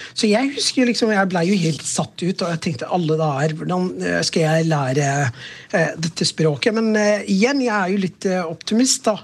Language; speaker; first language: Norwegian; non-native, fluent; Somali